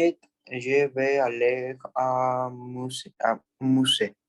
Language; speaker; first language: French; non-native, learner; Spanish